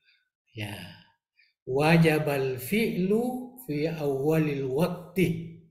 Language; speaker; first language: Arabic; non-native, fluent; Indonesian